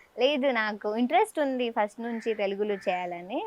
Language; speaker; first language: Telugu; non-native, learner; Kannada